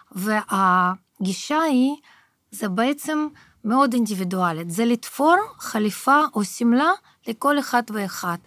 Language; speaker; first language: Hebrew; early bilingual, other home language; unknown